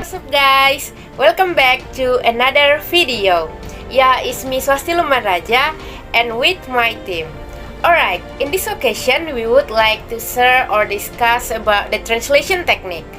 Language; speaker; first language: English; non-native, learner; Indonesian